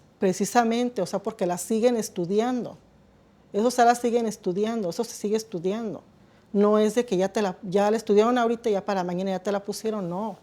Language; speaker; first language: Spanish; native; Spanish